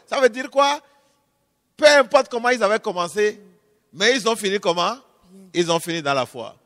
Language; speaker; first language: French; non-native, local second language; Fon